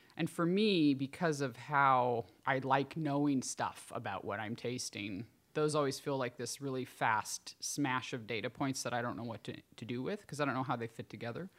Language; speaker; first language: English; native; English